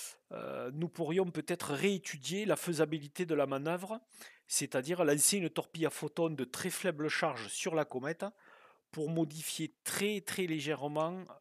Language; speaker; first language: French; native; French